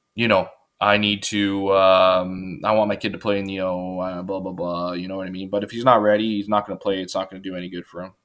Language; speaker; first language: English; native; English